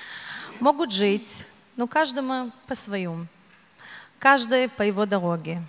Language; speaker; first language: Russian; non-native, fluent; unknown